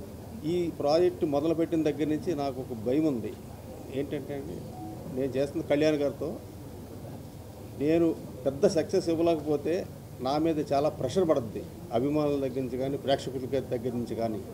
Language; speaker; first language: Telugu; native; Telugu